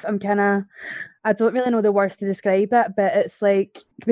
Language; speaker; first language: English; native; English